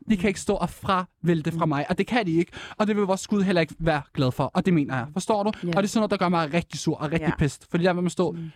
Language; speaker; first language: Danish; early bilingual, other home language; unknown